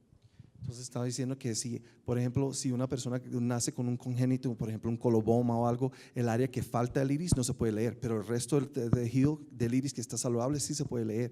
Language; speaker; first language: Spanish; native; Spanish